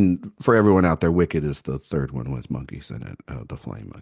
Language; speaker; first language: English; native; English